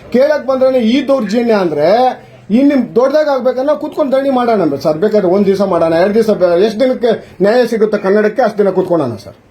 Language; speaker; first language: Kannada; native; Kannada